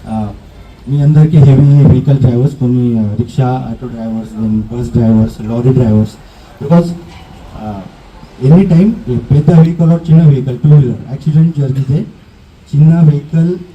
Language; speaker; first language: Telugu; non-native, learner; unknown